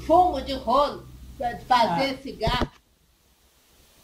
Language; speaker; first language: Portuguese; native; Portuguese